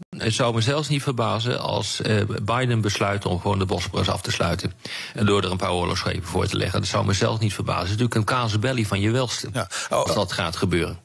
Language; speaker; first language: Dutch; native; Dutch